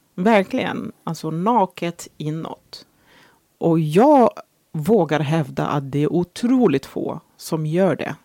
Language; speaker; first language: Swedish; early bilingual, other home language; Arabic